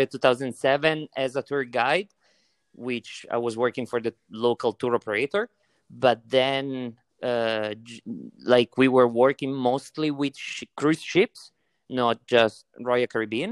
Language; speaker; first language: English; non-native, fluent; Italian